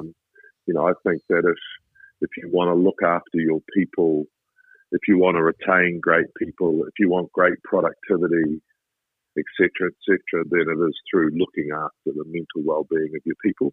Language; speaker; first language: English; native; English